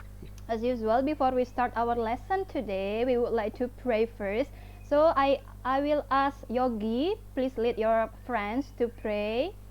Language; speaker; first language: English; non-native, fluent; Indonesian